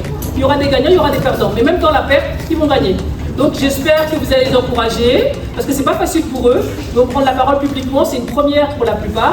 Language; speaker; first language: French; native; French